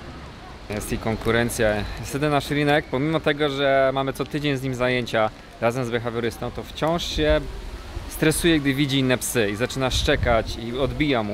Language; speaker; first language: Polish; native; Polish